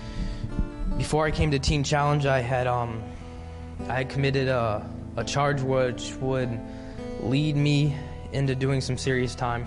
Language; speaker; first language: English; native; English